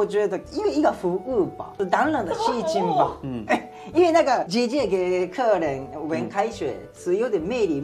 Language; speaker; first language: Chinese; non-native, fluent; Japanese